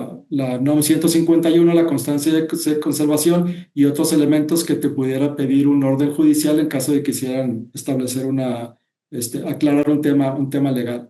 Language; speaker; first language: Spanish; native; Spanish